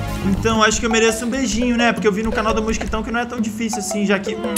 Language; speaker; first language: Portuguese; native; Portuguese